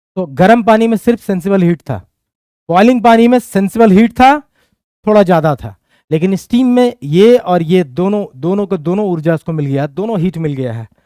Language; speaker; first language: Hindi; native; Hindi